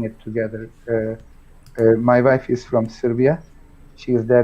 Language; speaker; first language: English; non-native, fluent; Turkish